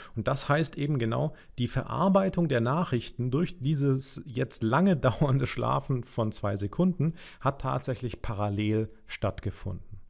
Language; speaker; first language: German; native; German